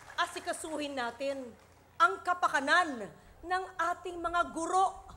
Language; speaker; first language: Filipino; native; Filipino